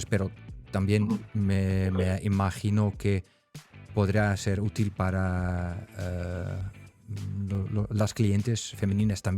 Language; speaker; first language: Spanish; non-native, fluent; Dutch